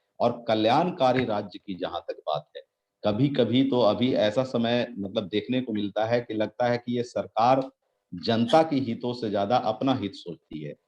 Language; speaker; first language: Hindi; native; Hindi